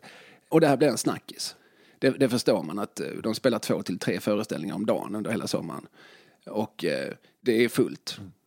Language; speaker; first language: Swedish; native; Swedish